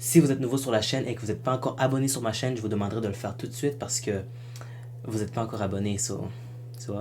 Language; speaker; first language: French; native; French